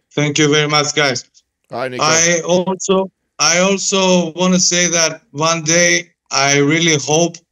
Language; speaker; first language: English; non-native, fluent; Greek